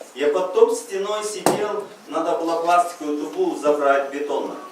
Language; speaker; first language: Russian; non-native, local second language; Uzbek